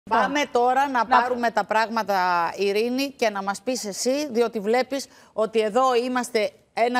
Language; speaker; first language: Greek; native; Greek